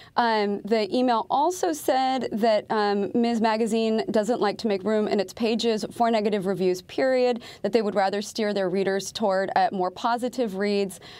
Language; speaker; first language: English; native; English